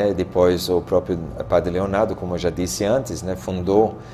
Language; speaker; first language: Portuguese; non-native, fluent; German